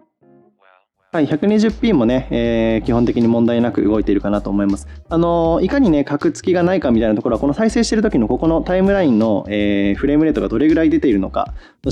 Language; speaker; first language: Japanese; native; Japanese